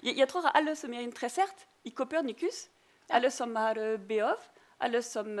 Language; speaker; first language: Norwegian; non-native, fluent; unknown